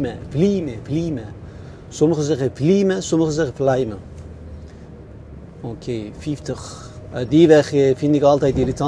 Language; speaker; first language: Dutch; non-native, fluent; Turkish